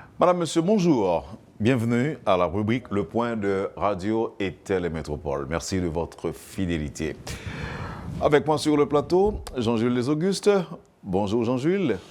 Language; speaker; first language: French; non-native, local second language; Haitian Creole